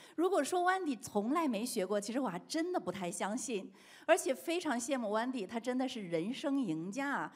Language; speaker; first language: Chinese; native; Chinese